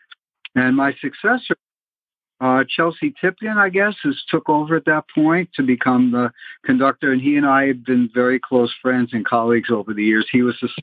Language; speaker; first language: English; native; English